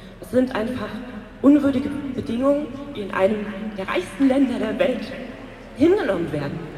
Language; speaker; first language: German; native; German